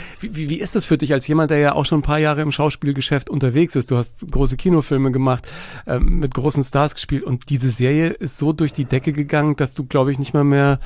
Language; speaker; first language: German; native; German